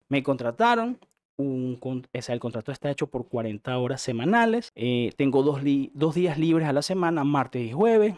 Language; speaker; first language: Spanish; native; Spanish